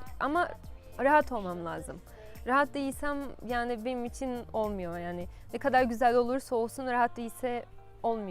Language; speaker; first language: Turkish; non-native, fluent; Portuguese